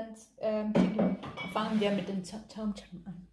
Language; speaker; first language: German; non-native, learner; Korean